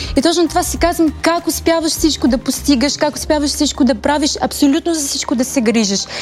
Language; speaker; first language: Bulgarian; early bilingual, heritage; Bulgarian